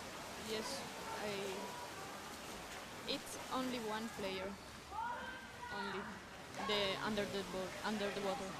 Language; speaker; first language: English; non-native, learner; Spanish